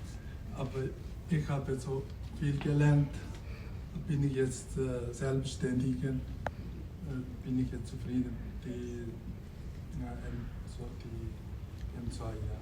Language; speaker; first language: German; non-native, learner; Tibetan